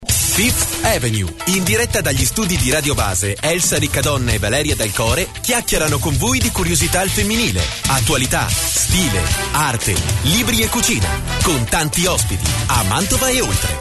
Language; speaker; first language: Italian; native; Italian